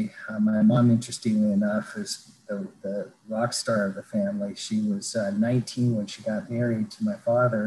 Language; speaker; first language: English; native; English